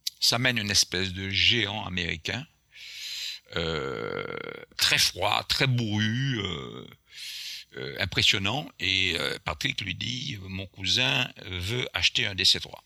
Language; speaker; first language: French; non-native, local second language; Guadeloupean Creole French